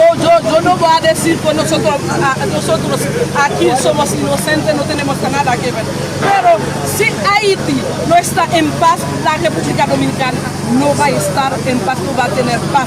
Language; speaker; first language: Spanish; non-native, local second language; Haitian Creole